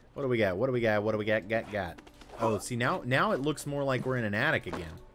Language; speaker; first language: English; native; English